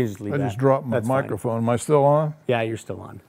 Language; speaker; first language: English; native; English